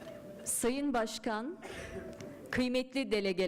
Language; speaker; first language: Turkish; native; Turkish